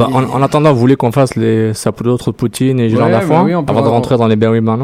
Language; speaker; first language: French; native; French